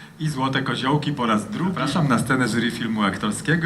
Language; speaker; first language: Polish; native; Polish